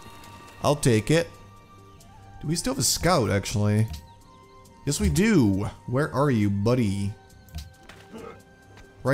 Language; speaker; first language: English; native; English